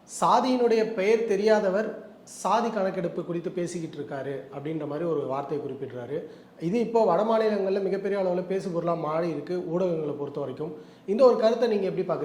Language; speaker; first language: Tamil; native; Tamil